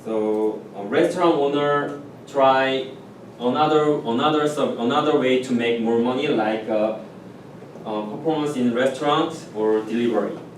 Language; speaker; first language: English; non-native, learner; Korean